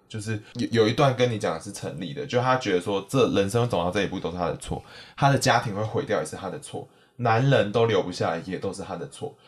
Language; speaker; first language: Chinese; native; Chinese